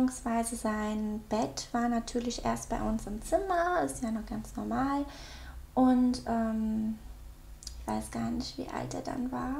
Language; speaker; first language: German; native; German